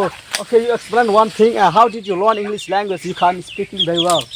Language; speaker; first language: English; non-native, learner; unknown